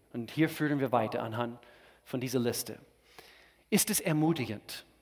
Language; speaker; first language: German; non-native, fluent; English